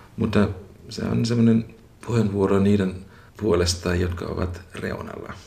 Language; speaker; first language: Finnish; non-native, fluent; German